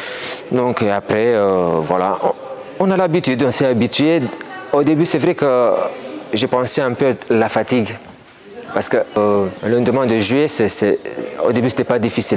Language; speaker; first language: French; non-native, fluent; Romanian